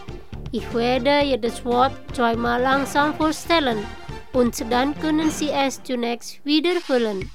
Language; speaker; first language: German; non-native, fluent; Indonesian